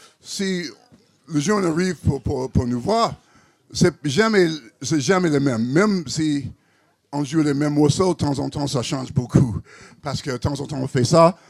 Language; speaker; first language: French; non-native, learner; English